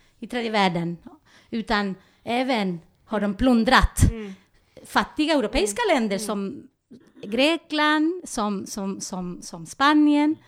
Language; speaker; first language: Swedish; non-native, fluent; Spanish